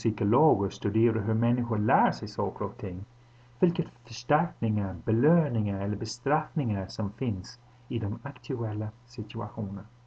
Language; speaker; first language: Swedish; non-native, fluent; English